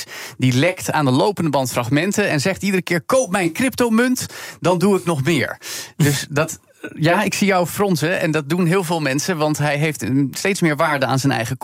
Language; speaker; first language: Dutch; native; Dutch